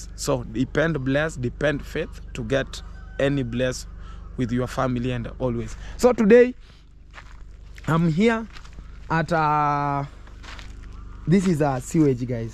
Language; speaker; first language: English; non-native, learner; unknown